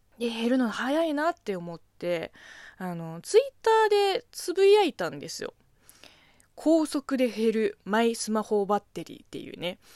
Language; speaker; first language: Japanese; non-native, fluent; Chinese